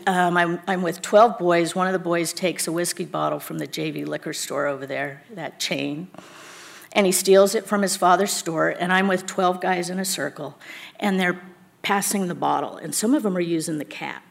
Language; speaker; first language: English; native; English